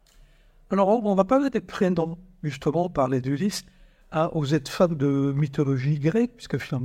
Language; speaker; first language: French; native; French